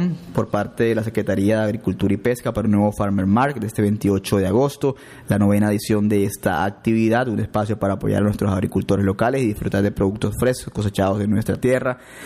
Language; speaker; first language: Spanish; non-native, local second language; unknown